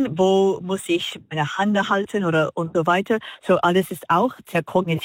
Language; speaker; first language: German; non-native, learner; English